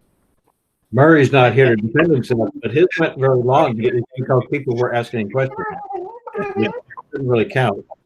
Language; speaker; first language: English; native; English